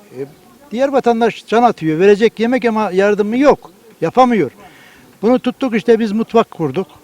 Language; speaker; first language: Turkish; native; Turkish